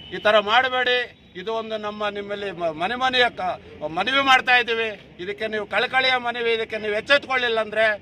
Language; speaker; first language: Kannada; native; Kannada